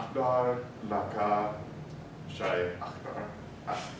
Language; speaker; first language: Arabic; non-native, learner; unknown